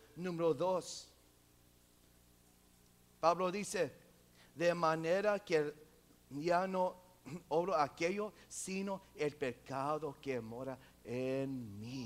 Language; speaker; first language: Spanish; non-native, local second language; English